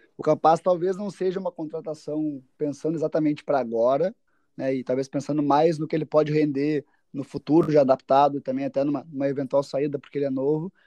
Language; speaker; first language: Portuguese; native; Portuguese